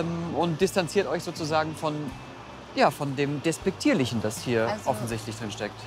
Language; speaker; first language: German; native; German